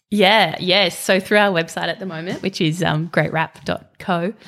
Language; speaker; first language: English; native; English